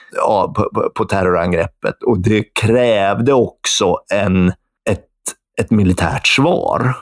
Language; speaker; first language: Swedish; native; Swedish